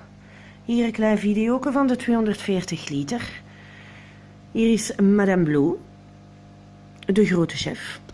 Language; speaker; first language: Dutch; non-native, local second language; French